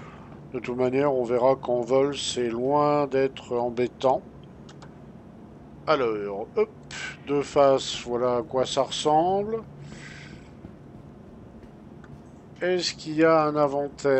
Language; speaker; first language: French; native; French